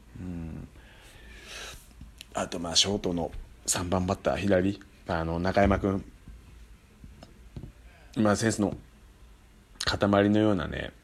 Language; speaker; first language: Japanese; native; Japanese